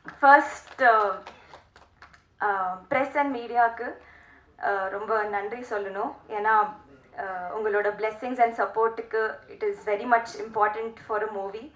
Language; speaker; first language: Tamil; non-native, learner; Telugu